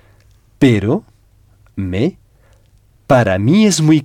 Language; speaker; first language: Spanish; non-native, fluent; French